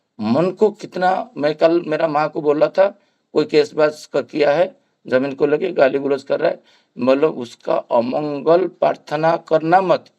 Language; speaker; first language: Hindi; non-native, local second language; Bangla